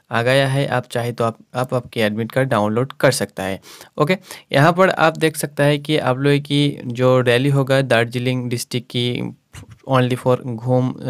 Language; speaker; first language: Hindi; non-native, local second language; Bangla